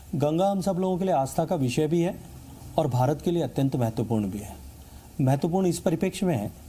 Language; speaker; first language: Hindi; native; Hindi